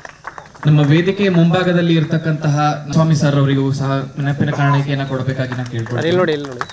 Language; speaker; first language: Kannada; native; Kannada